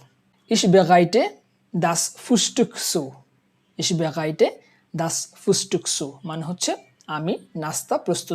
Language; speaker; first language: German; non-native, fluent; Bangla